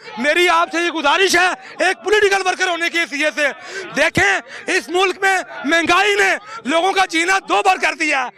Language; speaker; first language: Urdu; non-native, local second language; Punjabi